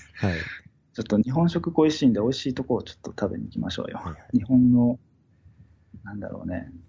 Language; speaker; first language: Japanese; native; Japanese